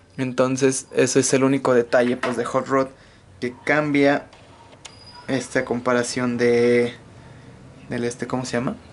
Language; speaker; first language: Spanish; native; Spanish